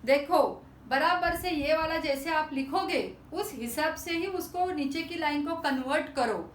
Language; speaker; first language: Hindi; non-native, local second language; Marathi